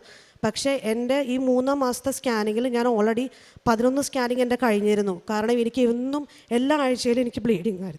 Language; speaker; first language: Malayalam; native; Malayalam